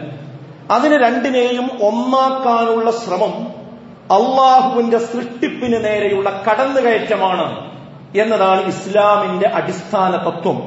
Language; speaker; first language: Malayalam; native; Malayalam